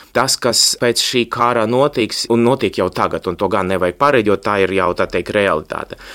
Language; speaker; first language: Latvian; non-native, local second language; Russian